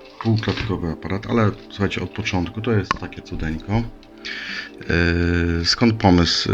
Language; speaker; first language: Polish; native; Polish